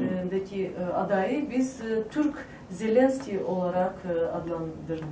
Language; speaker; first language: Turkish; non-native, fluent; Tajik